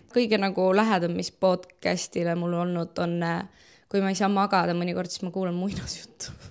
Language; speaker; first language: Estonian; non-native, local second language; Russian